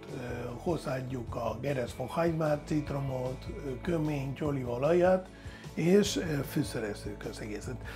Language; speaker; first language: Hungarian; non-native, fluent; Spanish